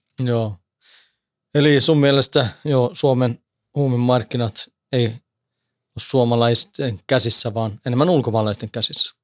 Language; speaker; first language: Finnish; early bilingual, heritage; Finnish